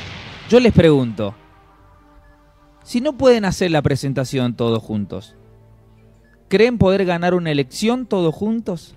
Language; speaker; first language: Spanish; native; Spanish